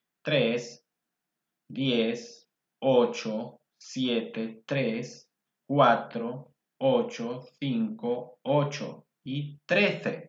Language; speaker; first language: Spanish; non-native, fluent; English